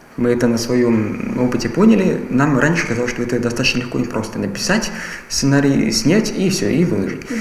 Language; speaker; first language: Russian; native; Russian